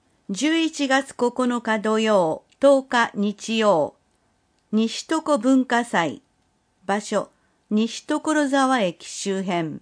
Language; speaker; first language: Japanese; native; Japanese